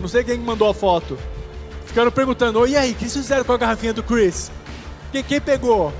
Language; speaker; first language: Portuguese; native; Portuguese